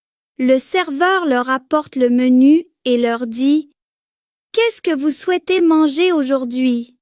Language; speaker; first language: French; non-native, local second language; Arabic